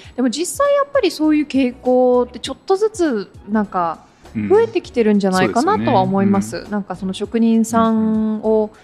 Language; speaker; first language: Japanese; non-native, fluent; English